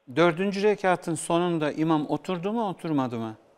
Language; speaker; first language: Turkish; native; Turkish